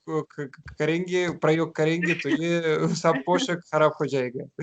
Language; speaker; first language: Hindi; non-native, learner; Russian